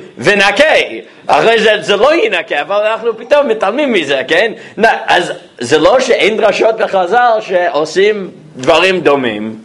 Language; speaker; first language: Hebrew; non-native, fluent; English